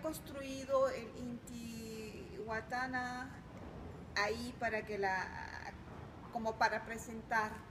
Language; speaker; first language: Spanish; early bilingual, heritage; Spanish